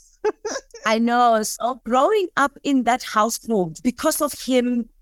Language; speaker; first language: English; non-native, local second language; Southern Sotho